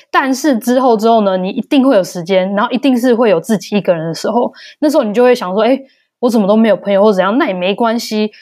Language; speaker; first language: Chinese; native; Chinese